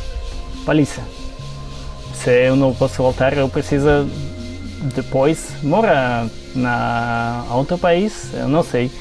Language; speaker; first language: Portuguese; non-native, learner; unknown